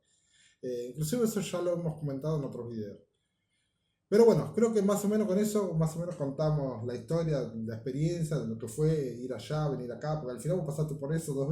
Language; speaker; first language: Spanish; native; Spanish